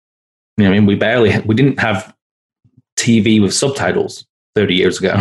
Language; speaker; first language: English; native; English